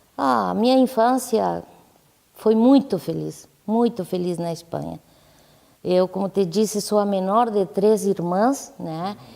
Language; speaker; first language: Portuguese; non-native, fluent; Spanish